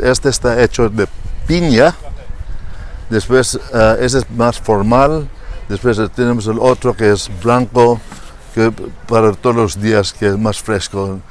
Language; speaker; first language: Spanish; non-native, learner; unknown